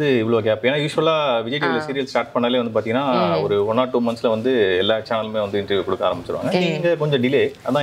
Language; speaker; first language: Tamil; native; Tamil